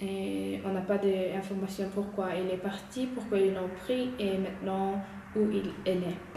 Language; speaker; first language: French; non-native, learner; Uyghur